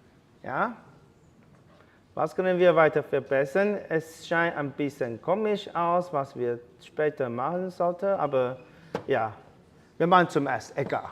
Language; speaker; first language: German; non-native, learner; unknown